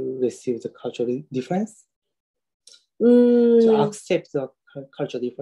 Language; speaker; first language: English; non-native, learner; Japanese